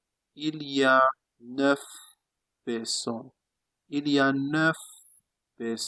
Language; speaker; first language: French; non-native, fluent; Italian